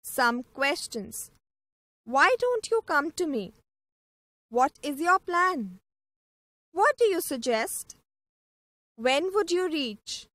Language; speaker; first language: English; non-native, local second language; Punjabi